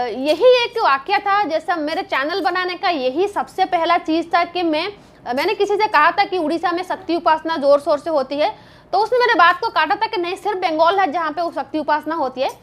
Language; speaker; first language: Hindi; non-native, local second language; Bangla